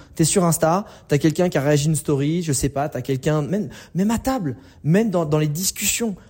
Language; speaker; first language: French; native; French